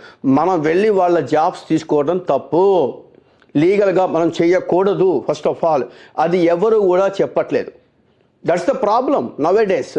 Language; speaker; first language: Telugu; native; Telugu